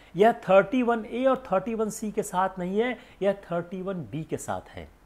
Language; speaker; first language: Hindi; native; Hindi